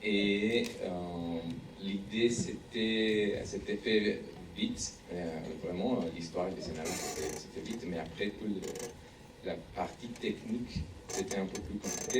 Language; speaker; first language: French; non-native, learner; Spanish